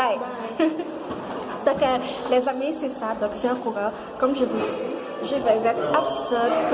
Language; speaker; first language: French; non-native, local second language; Haitian Creole